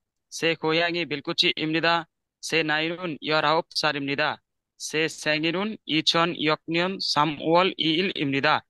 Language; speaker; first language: Korean; non-native, learner; Bangla